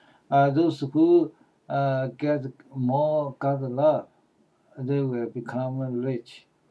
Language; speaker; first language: English; non-native, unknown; Chinese